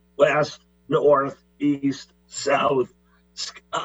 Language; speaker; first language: English; native; English